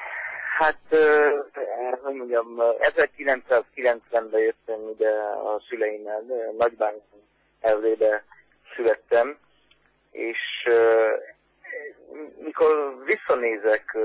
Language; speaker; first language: Hungarian; early bilingual, heritage; Hungarian